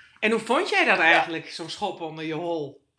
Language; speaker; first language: Dutch; native; Dutch